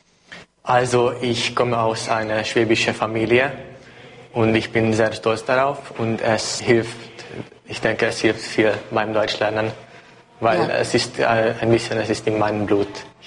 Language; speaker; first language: German; non-native, local second language; Hungarian